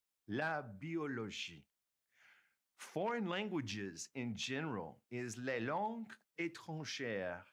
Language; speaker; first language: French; non-native, fluent; English